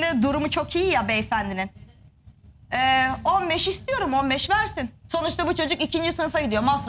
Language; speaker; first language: Turkish; native; Turkish